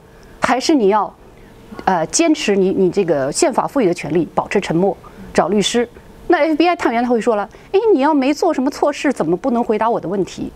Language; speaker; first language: Chinese; native; Chinese